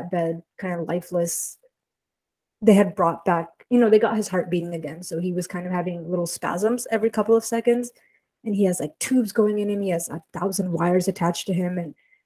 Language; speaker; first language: English; native; English